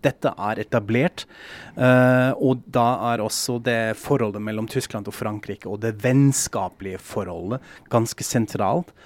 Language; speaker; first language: Norwegian; non-native, fluent; German